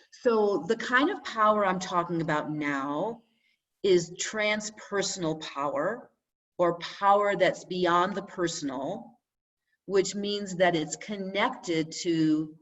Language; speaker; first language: English; native; English